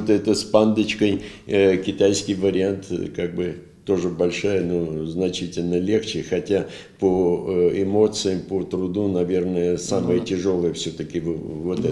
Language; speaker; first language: Russian; native; Russian